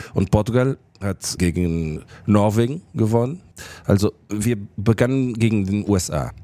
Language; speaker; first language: German; non-native, learner; Portuguese